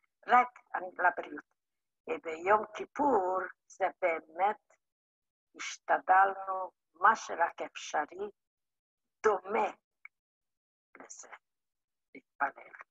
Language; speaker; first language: Hebrew; non-native, fluent; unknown